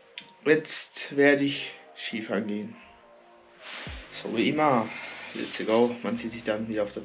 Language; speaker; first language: German; native; German